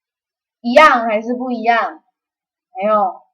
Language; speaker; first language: Chinese; non-native, fluent; Indonesian